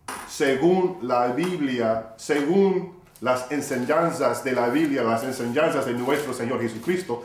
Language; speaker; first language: Spanish; non-native, fluent; English